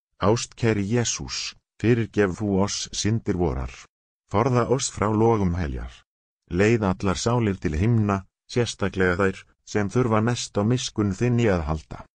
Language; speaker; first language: Icelandic; non-native, learner; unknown